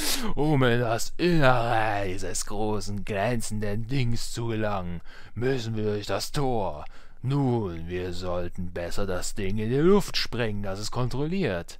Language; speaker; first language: German; native; German